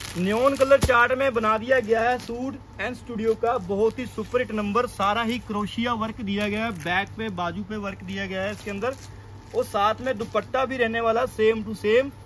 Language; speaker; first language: Hindi; non-native, local second language; Punjabi